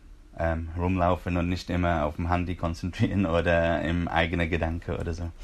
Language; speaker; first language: German; non-native, fluent; English